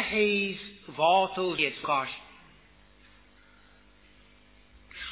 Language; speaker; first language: Hungarian; non-native, fluent; English